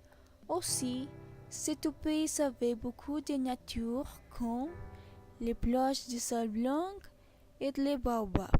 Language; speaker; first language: French; non-native, learner; Spanish